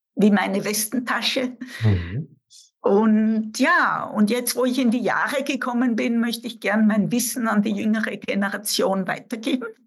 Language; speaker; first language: German; native; German